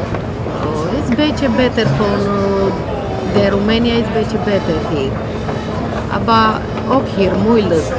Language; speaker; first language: Dutch; non-native, learner; Romanian